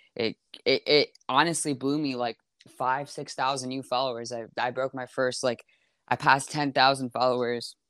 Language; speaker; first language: English; native; English